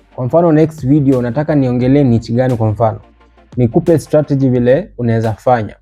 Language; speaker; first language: Swahili; non-native, local second language; Luyia